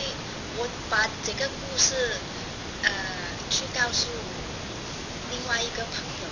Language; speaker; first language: Chinese; non-native, fluent; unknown